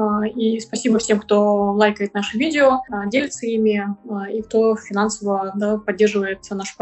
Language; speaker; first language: Russian; native; Russian